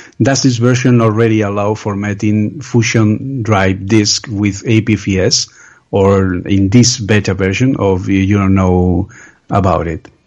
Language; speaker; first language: English; non-native, learner; Spanish